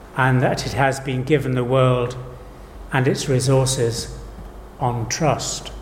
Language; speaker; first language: English; native; English